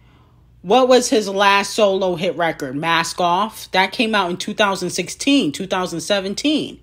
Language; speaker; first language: English; native; English